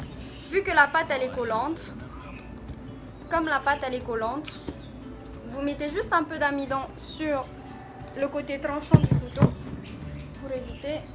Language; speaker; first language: French; native; French